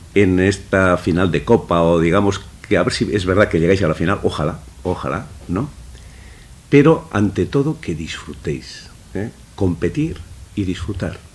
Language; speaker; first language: Spanish; non-native, local second language; Basque